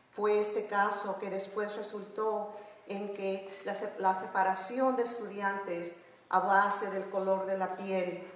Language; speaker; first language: Spanish; early bilingual, heritage; Spanish